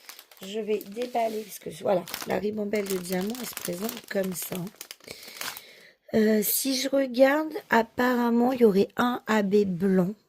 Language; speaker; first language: French; native; French